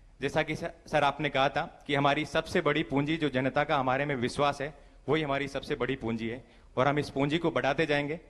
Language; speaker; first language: Hindi; native; Hindi